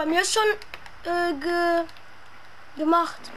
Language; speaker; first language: German; native; German